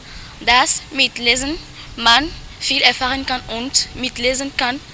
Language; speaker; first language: German; non-native, learner; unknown